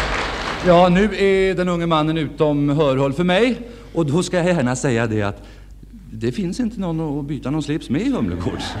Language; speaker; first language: Swedish; native; Swedish